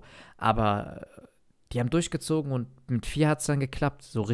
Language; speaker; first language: German; native; German